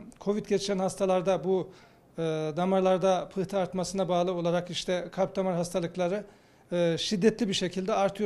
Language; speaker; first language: Turkish; native; Turkish